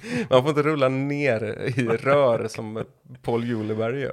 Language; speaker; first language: Swedish; native; Swedish